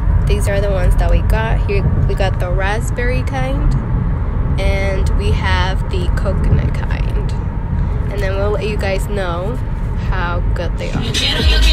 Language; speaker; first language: English; early bilingual, other home language; Spanish